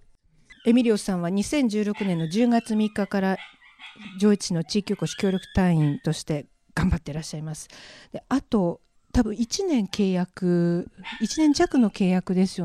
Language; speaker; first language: Japanese; native; Japanese